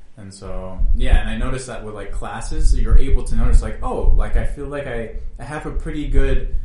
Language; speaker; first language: English; native; English